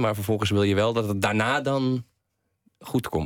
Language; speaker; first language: Dutch; native; Dutch